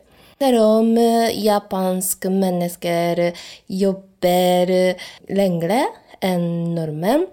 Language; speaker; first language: Norwegian; non-native, learner; Japanese